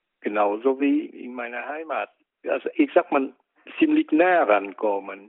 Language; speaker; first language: German; non-native, fluent; Vietnamese